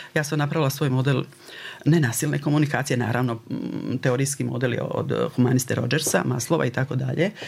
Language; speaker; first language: Croatian; native; Croatian